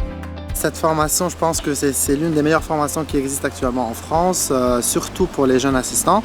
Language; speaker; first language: French; native; French